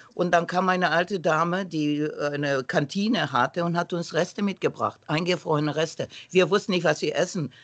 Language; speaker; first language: German; non-native, fluent; Romanian